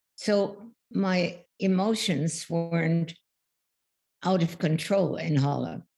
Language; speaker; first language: English; early bilingual, other home language; German